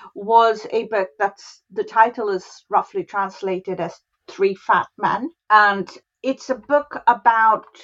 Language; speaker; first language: English; non-native, local second language; Hindi